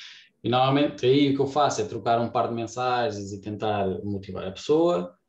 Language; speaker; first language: Portuguese; native; Portuguese